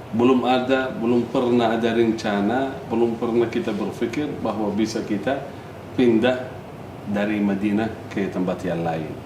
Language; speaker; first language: Indonesian; non-native, fluent; Arabic